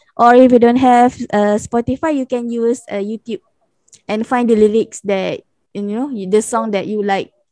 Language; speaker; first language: English; non-native, local second language; Malay